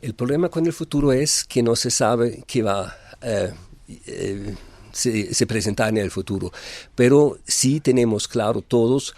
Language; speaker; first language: Spanish; non-native, fluent; German